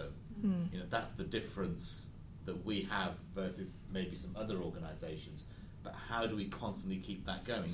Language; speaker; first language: English; native; English